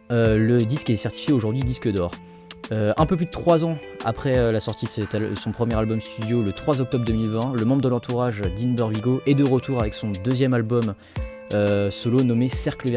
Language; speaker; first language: French; native; French